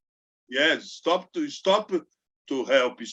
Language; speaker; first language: English; non-native, learner; Portuguese